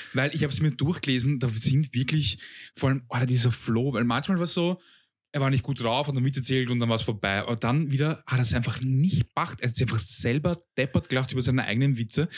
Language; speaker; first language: German; early bilingual, other home language; Bosnian